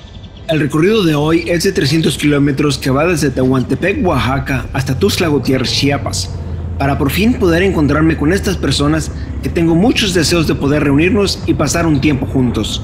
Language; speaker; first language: Spanish; native; Spanish